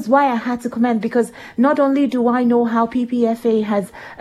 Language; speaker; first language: English; non-native, local second language; Igbo